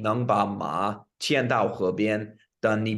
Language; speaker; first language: Chinese; non-native, fluent; English